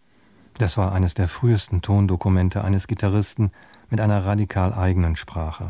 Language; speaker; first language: German; native; German